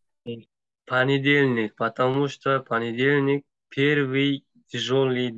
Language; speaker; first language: Russian; non-native, learner; Uzbek